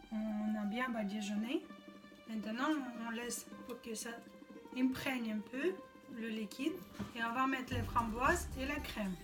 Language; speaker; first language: French; non-native, fluent; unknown